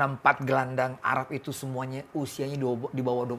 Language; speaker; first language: Indonesian; native; Indonesian